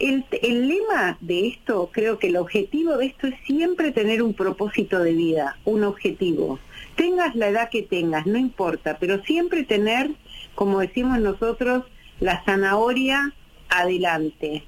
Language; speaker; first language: Spanish; native; Spanish